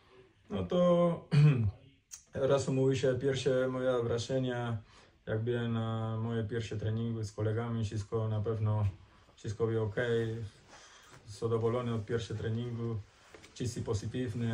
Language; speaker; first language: Polish; non-native, learner; Spanish